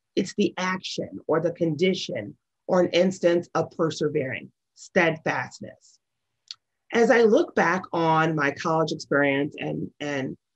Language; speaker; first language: English; native; English